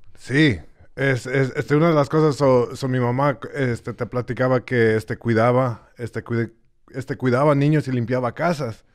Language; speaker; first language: Spanish; early bilingual, heritage; Spanish